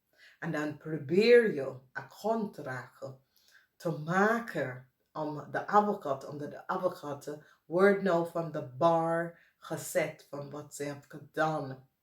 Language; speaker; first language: Dutch; non-native, fluent; English